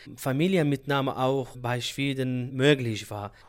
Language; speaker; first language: German; non-native, fluent; Arabic